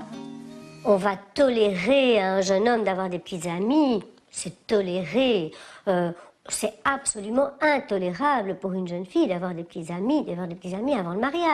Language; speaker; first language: French; native; French